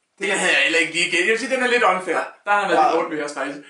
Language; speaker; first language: Danish; native; Danish